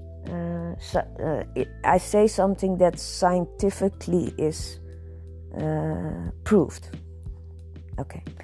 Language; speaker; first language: English; non-native, learner; Dutch